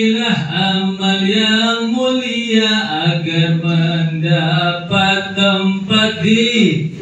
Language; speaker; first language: Indonesian; native; Indonesian